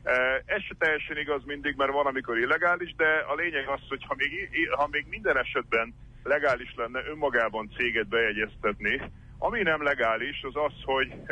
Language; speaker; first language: Hungarian; native; Hungarian